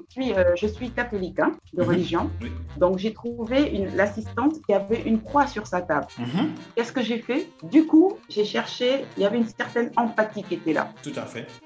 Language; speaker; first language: French; non-native, local second language; Wolof